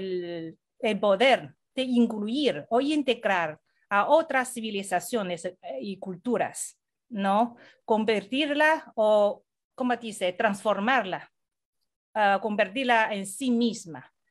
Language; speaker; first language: Spanish; non-native, fluent; Chinese